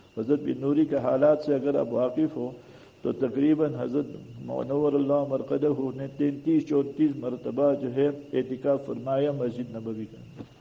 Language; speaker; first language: Urdu; non-native, local second language; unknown